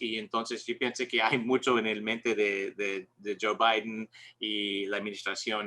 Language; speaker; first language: Spanish; non-native, learner; English